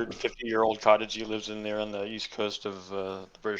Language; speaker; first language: English; native; English